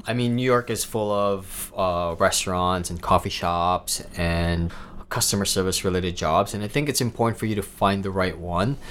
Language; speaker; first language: English; non-native, local second language; Cebuano